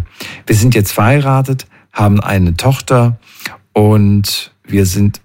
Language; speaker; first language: German; native; German